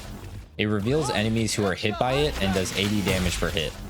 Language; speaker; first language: English; native; English